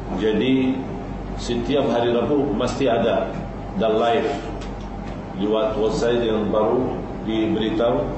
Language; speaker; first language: Malay; non-native, fluent; Arabic